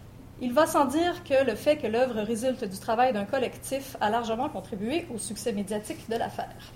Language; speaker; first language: French; native; French